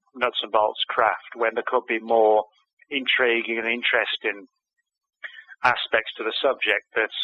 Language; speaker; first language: English; native; English